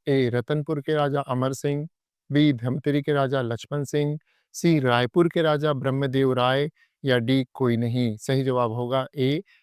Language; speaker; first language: Hindi; native; Hindi